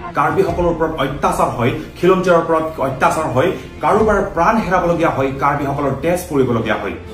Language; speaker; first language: Assamese; non-native, local second language; Karbi